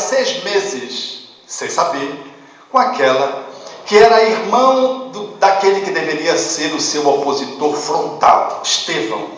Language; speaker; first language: Portuguese; native; Portuguese